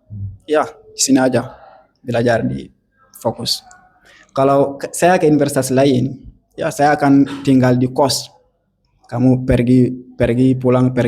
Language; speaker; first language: Indonesian; non-native, learner; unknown